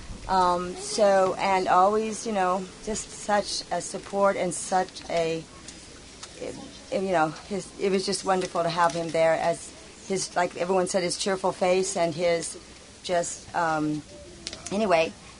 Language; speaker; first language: English; native; English